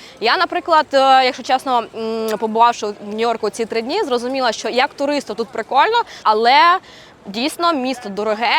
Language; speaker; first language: Ukrainian; native; Ukrainian